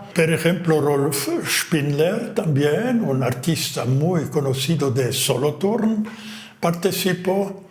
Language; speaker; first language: Spanish; non-native, fluent; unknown